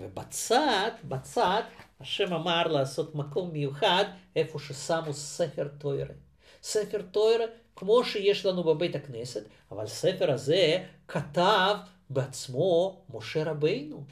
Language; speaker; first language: Hebrew; non-native, fluent; Russian